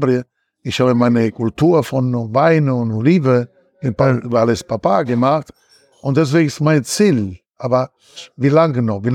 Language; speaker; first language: German; non-native, learner; Italian